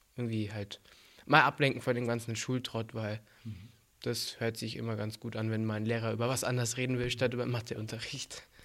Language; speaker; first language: German; native; German